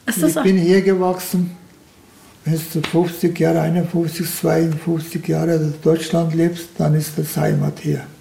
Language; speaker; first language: German; non-native, fluent; Turkish